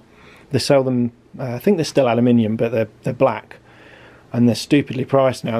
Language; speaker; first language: English; native; English